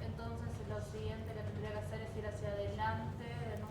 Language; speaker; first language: Spanish; native; Spanish